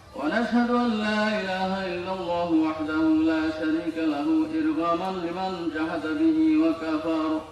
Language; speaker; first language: Arabic; non-native, fluent; Bangla